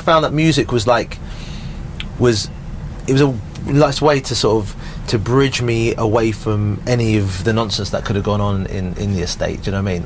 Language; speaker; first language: English; native; English